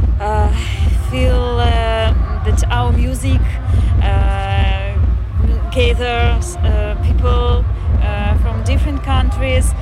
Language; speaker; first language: English; non-native, fluent; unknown